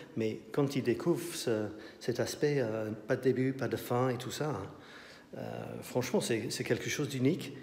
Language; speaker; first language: French; non-native, fluent; English